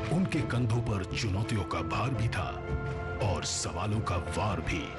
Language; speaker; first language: Hindi; native; Hindi